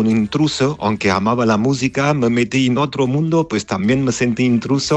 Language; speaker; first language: Spanish; non-native, fluent; Armenian